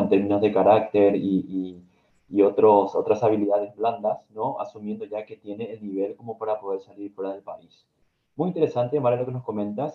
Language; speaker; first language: Spanish; native; Spanish